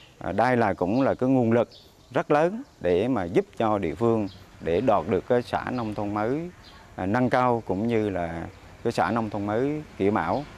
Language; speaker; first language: Vietnamese; native; Vietnamese